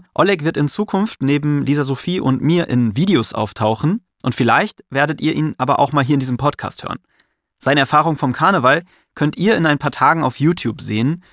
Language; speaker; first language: German; native; German